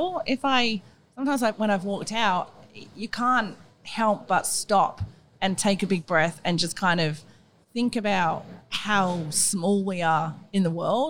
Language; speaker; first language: English; native; English